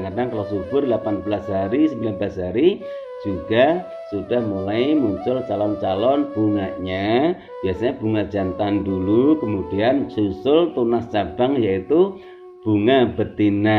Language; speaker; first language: Indonesian; native; Indonesian